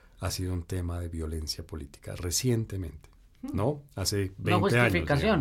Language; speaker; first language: Spanish; native; Spanish